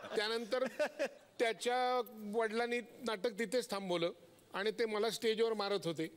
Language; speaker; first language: Marathi; native; Marathi